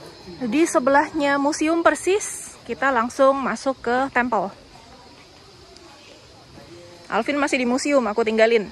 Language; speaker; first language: Indonesian; native; Indonesian